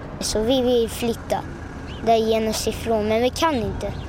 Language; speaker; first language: Swedish; early bilingual, other home language; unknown